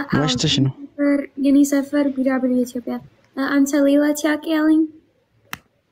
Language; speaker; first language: Amharic; non-native, learner; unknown